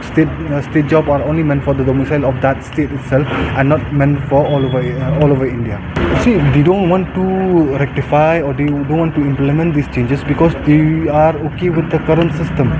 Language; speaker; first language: English; non-native, local second language; Khasi